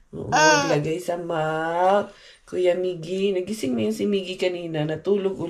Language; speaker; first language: Filipino; non-native, local second language; Cebuano